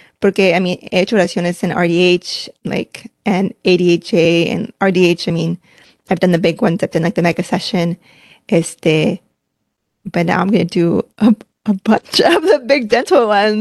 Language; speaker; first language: English; early bilingual, other home language; Spanish